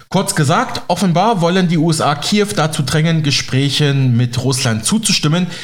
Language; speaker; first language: German; native; German